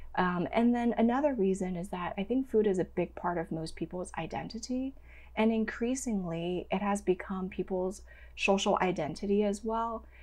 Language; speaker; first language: English; non-native, local second language; Cantonese